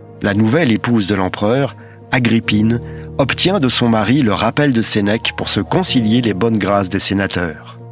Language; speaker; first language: French; native; French